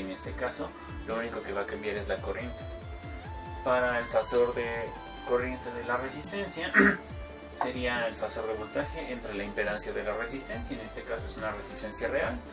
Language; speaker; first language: Spanish; native; Spanish